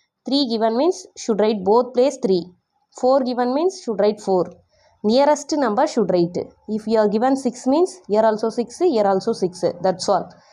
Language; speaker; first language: English; non-native, local second language; Tamil